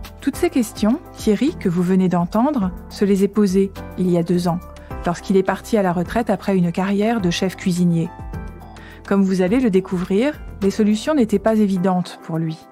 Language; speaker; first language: French; native; French